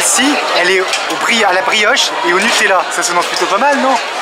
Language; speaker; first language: French; native; French